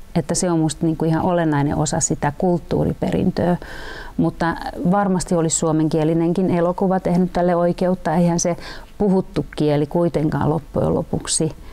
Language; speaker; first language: Finnish; native; Finnish